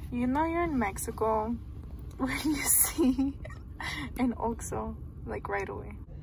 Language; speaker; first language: English; early bilingual, other home language; Spanish